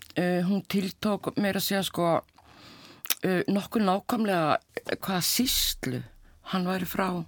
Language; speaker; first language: Icelandic; native; Icelandic